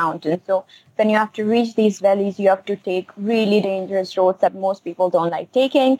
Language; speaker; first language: English; non-native, local second language; Khowar